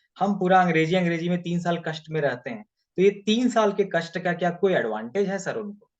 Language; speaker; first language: Hindi; native; Hindi